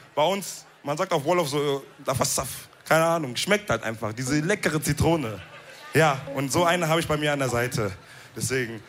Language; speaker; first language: German; early bilingual, other home language; Wolof